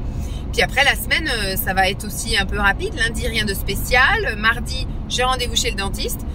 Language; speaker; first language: French; native; French